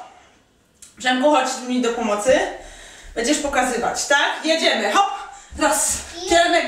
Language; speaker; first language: Polish; native; Polish